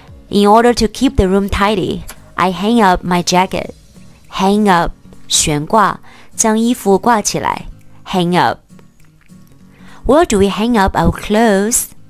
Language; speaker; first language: English; non-native, fluent; Chinese